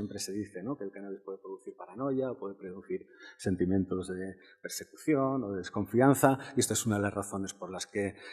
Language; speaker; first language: Spanish; native; Spanish